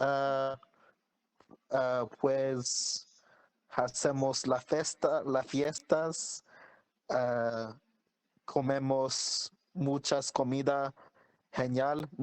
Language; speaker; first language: Spanish; non-native, learner; English